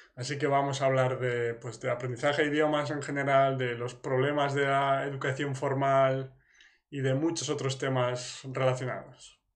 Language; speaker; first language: Spanish; native; Spanish